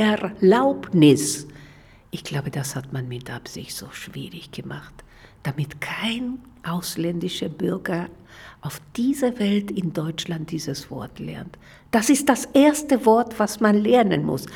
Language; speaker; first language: German; non-native, fluent; Spanish